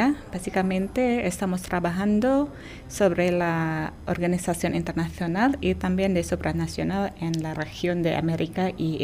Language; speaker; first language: Spanish; non-native, fluent; Indonesian